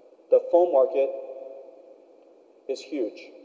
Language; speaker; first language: English; early bilingual, other home language; Min Nan Chinese